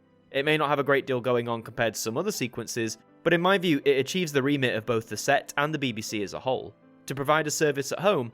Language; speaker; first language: English; native; English